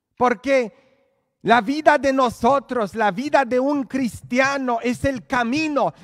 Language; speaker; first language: Spanish; native; Spanish